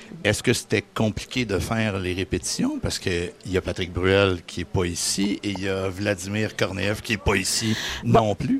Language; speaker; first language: French; native; French